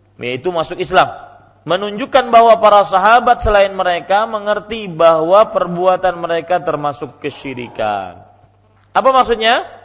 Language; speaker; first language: Indonesian; non-native, local second language; Banjar